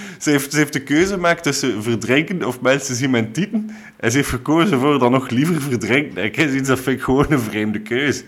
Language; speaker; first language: Dutch; native; Dutch